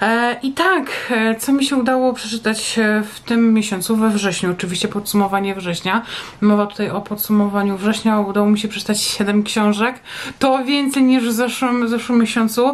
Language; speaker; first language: Polish; native; Polish